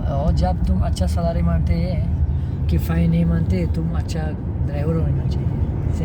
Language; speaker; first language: Hindi; non-native, learner; Tajik